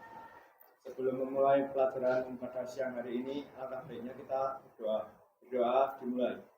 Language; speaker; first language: Indonesian; native; Indonesian